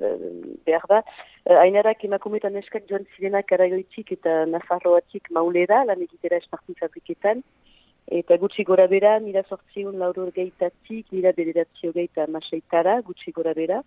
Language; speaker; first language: Basque; non-native, local second language; French